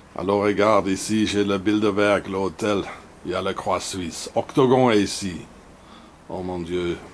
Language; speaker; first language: French; non-native, fluent; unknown